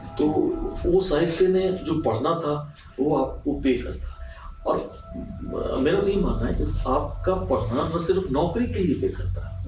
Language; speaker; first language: Hindi; non-native, local second language; Punjabi